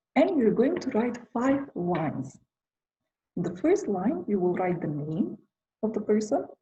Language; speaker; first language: English; non-native, fluent; Macedonian